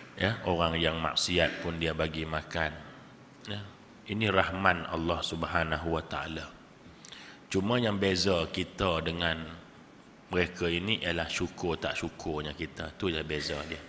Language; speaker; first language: Malay; native; Malay